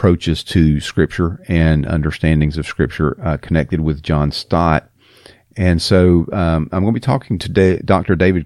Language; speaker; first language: English; native; English